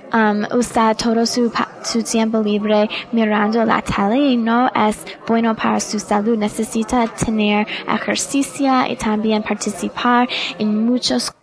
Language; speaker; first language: Spanish; non-native, learner; English